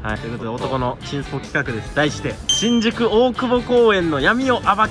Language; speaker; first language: Japanese; native; Japanese